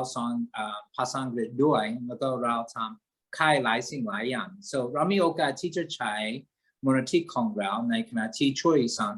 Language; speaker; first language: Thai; non-native, fluent; English